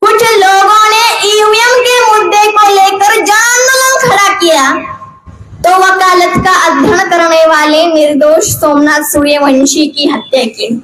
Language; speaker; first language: Hindi; non-native, local second language; Marathi